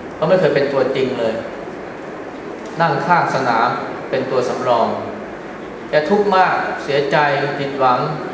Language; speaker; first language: Thai; native; Thai